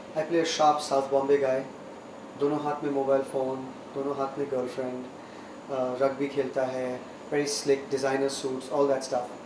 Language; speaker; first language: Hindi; non-native, local second language; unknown